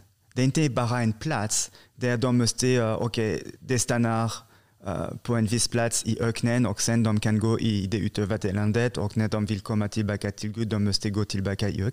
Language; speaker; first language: Swedish; non-native, fluent; French